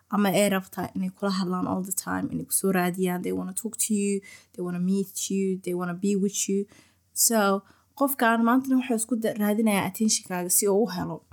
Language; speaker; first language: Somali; early bilingual, heritage; Somali